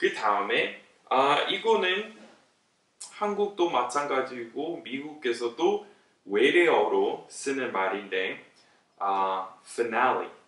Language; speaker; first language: Korean; non-native, fluent; English